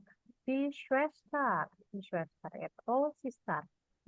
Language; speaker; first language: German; non-native, fluent; Indonesian